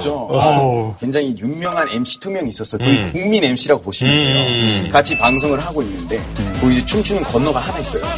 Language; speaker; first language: Korean; non-native, fluent; Spanish